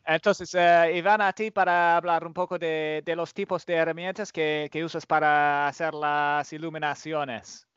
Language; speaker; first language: Spanish; non-native, fluent; English